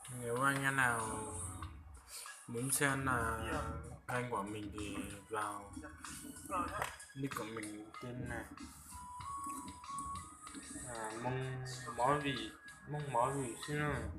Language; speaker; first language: Vietnamese; non-native, local second language; Hmong